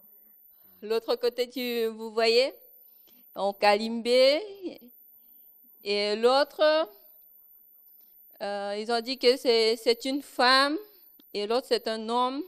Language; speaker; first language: French; non-native, local second language; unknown